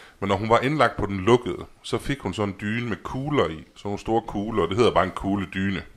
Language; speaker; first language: Danish; native; Danish